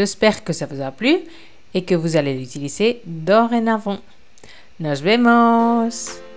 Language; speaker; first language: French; non-native, fluent; Spanish